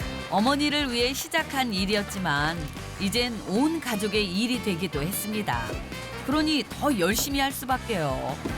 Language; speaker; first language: Korean; native; Korean